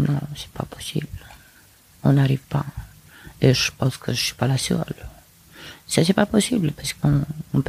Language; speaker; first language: French; non-native, fluent; Romanian